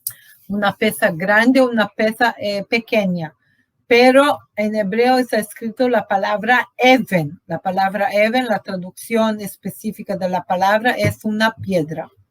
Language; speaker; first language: Spanish; non-native, fluent; Portuguese